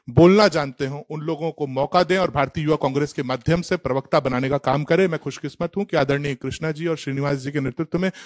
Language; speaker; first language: Hindi; native; Hindi